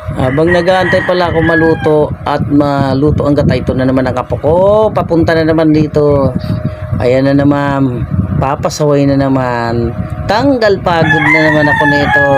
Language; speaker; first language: Filipino; non-native, local second language; Bikol